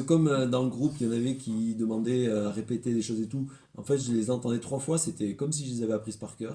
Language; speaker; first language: French; native; French